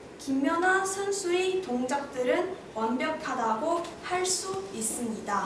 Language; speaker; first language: Korean; non-native, learner; Chinese